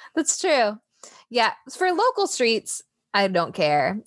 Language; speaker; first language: English; native; English